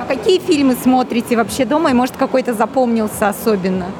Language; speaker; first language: Russian; native; Russian